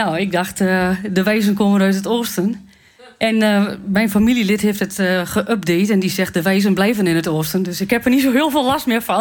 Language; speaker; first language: Dutch; native; Dutch